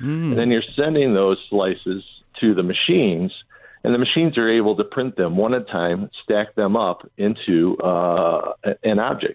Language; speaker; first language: English; native; English